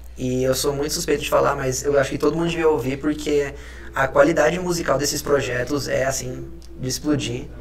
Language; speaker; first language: Portuguese; early bilingual, other home language; Spanish